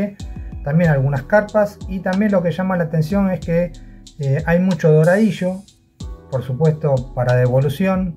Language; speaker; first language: Spanish; native; Spanish